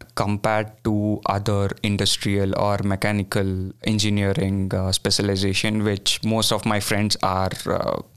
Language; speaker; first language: English; non-native, local second language; Kannada